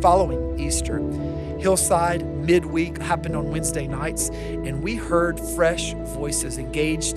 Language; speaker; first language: English; native; English